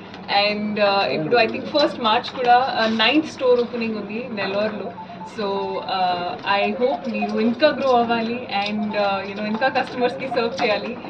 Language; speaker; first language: Telugu; non-native, learner; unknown